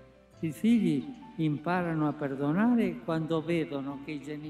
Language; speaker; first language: Italian; non-native, fluent; Spanish